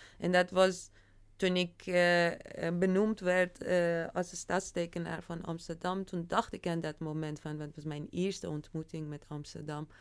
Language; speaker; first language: Dutch; non-native, fluent; Persian